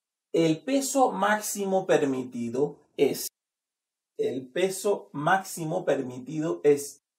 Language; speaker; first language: Spanish; non-native, fluent; Haitian Creole